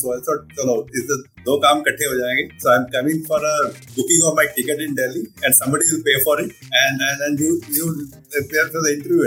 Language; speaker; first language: English; non-native, local second language; Punjabi